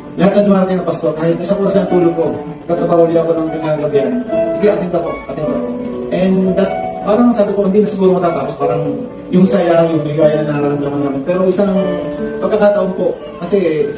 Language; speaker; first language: Filipino; native; Filipino